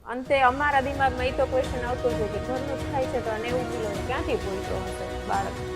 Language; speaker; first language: Gujarati; native; Gujarati